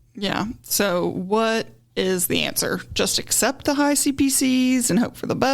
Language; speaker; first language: English; native; English